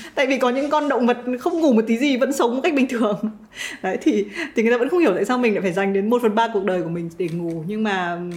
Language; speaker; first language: Vietnamese; native; Vietnamese